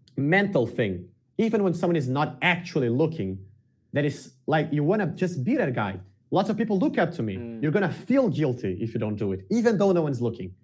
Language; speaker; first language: English; non-native, fluent; Portuguese